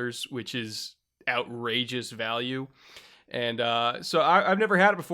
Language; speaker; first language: English; native; English